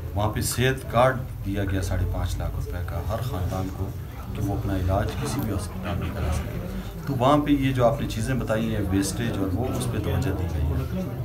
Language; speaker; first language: Urdu; non-native, local second language; Pashto